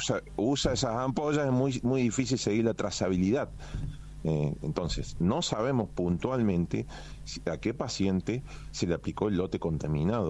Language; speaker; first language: Spanish; native; Spanish